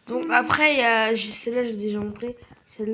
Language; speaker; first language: French; native; French